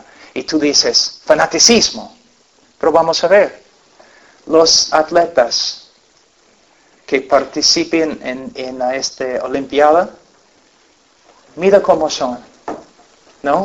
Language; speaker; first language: Spanish; non-native, fluent; English